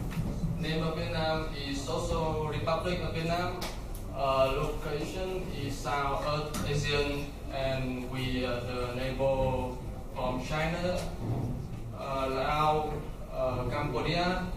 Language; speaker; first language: English; non-native, learner; Vietnamese